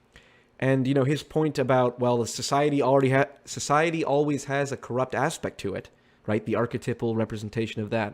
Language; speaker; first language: English; native; English